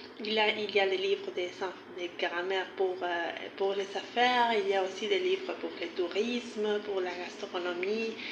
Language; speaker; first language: French; non-native, fluent; Spanish